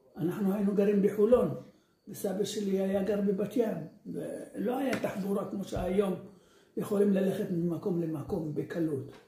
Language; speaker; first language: Hebrew; early bilingual, other home language; Arabic